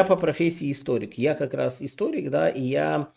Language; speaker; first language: Russian; non-native, local second language; Ukrainian